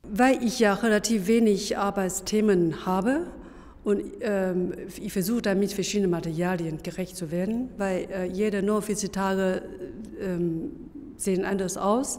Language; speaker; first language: German; non-native, fluent; Chinese